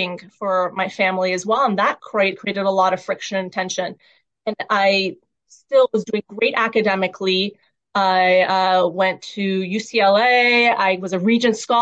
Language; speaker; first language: English; early bilingual, other home language; Persian